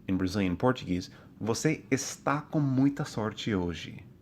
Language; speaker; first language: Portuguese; non-native, fluent; English